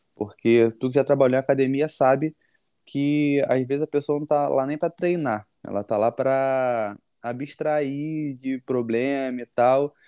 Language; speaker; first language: Portuguese; native; Portuguese